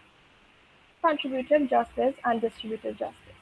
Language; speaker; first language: English; native; English